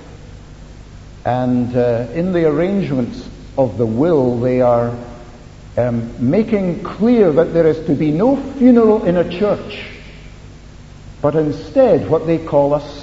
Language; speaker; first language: English; native; English